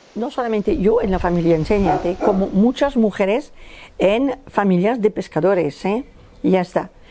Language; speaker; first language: Spanish; non-native, fluent; French